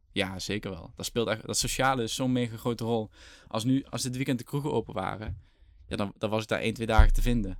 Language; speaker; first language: Dutch; native; Dutch